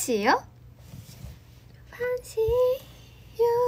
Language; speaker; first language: Korean; non-native, learner; Japanese